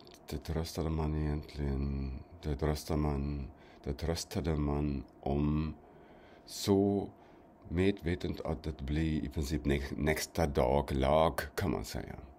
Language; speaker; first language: Swedish; non-native, fluent; German